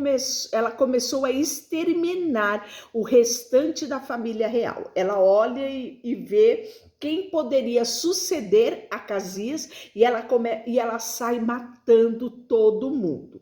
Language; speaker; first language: Portuguese; native; Portuguese